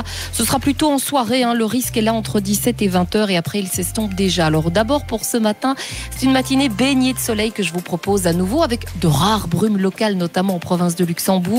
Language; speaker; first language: French; native; French